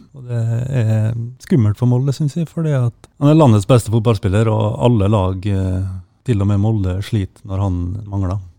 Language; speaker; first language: Norwegian; native; Norwegian